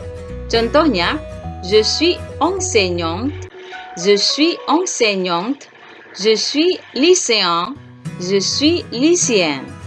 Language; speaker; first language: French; non-native, fluent; Indonesian